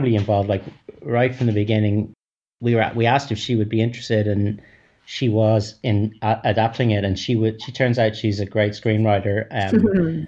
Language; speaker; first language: English; native; English